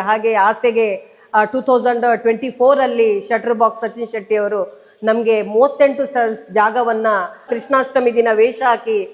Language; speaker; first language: Kannada; native; Kannada